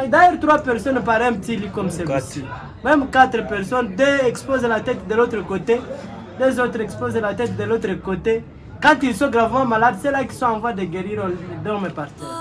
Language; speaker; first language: French; non-native, local second language; Swahili